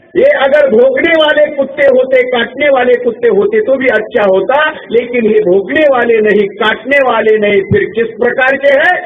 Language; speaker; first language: Hindi; non-native, local second language; Marathi